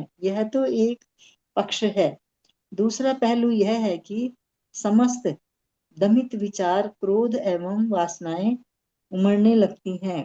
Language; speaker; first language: Hindi; native; Hindi